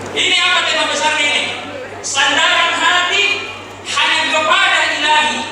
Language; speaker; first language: Indonesian; native; Indonesian